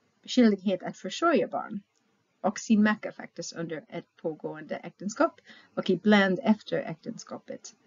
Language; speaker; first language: Swedish; non-native, fluent; English